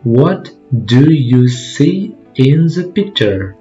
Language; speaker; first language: English; non-native, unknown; Kazakh